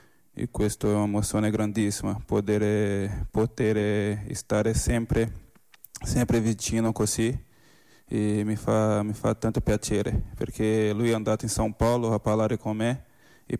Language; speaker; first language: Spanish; non-native, learner; Portuguese